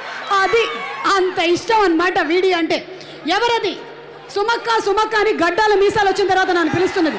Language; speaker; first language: Telugu; native; Telugu